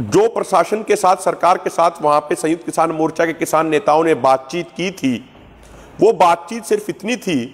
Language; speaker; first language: Hindi; non-native, local second language; Punjabi